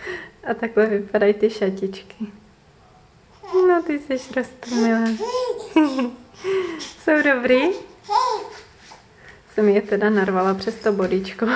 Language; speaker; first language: Czech; native; Czech